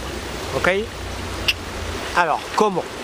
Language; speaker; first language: Spanish; non-native, fluent; French